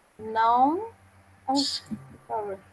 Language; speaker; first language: English; non-native, fluent; Spanish